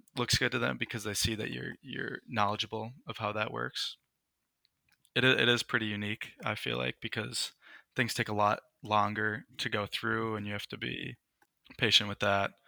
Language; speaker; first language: English; native; English